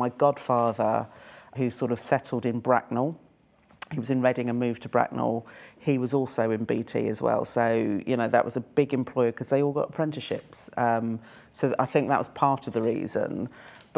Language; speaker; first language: English; native; English